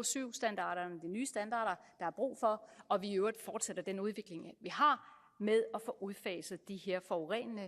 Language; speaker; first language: Danish; native; Danish